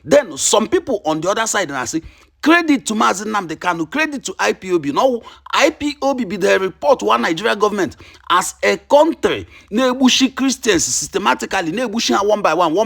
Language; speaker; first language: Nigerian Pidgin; non-native, local second language; Igbo